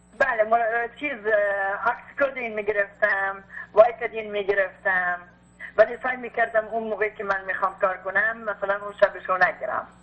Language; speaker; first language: Persian; non-native, learner; Arabic